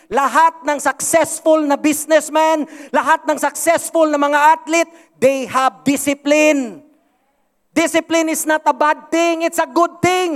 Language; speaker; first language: English; non-native, local second language; Cebuano